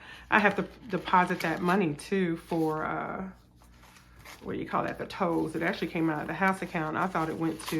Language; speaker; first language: English; native; English